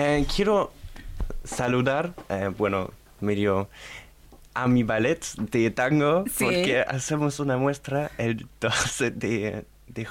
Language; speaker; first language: Spanish; non-native, fluent; German